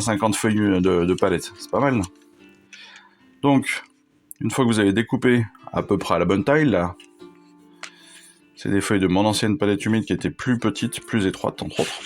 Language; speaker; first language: French; native; French